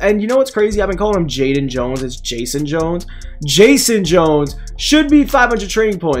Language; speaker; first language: English; native; English